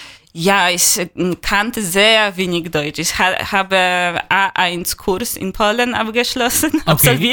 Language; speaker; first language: German; non-native, learner; Polish